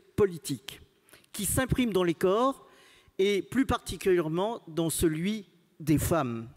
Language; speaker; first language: French; native; French